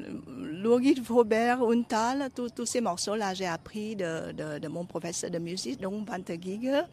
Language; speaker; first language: French; non-native, fluent; Vietnamese